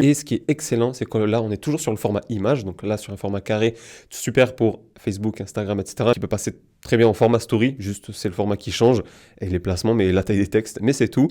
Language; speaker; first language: French; native; French